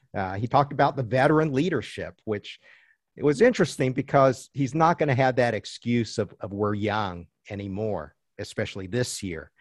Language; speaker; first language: English; early bilingual, other home language; Chinese